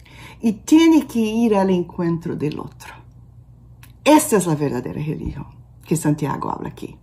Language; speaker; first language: Portuguese; non-native, fluent; Spanish